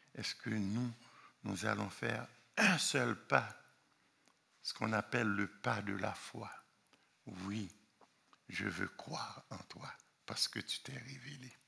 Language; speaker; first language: French; non-native, local second language; Haitian Creole